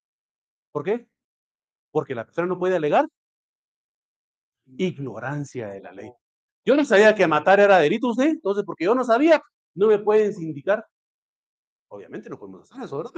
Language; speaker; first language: Spanish; native; Spanish